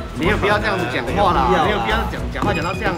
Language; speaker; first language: Chinese; native; Chinese